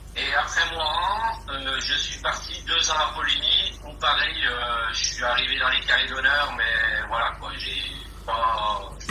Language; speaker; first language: French; early bilingual, other home language; Portuguese